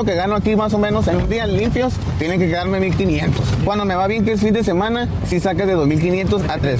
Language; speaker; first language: Spanish; native; Spanish